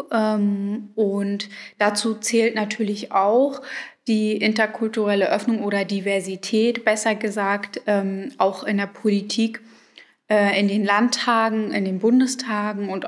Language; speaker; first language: German; early bilingual, other home language; Arabic